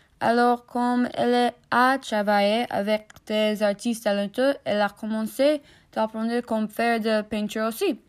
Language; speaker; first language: French; non-native, learner; English